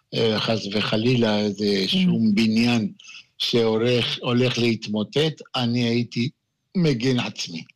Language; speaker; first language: Hebrew; non-native, fluent; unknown